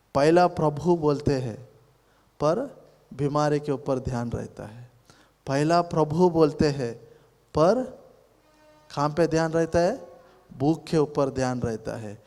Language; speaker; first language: Hindi; non-native, local second language; Telugu